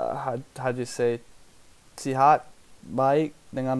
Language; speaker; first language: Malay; non-native, learner; English